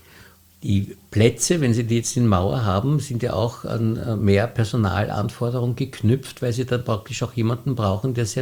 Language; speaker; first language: German; native; German